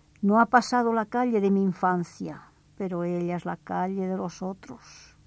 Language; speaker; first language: Spanish; native; Spanish